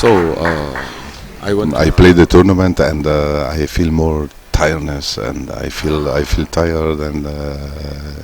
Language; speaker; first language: English; non-native, fluent; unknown